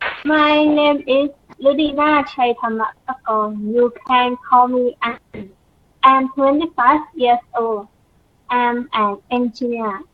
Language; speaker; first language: English; non-native, learner; Thai